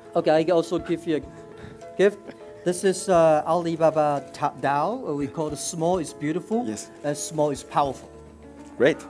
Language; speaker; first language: English; non-native, fluent; Chinese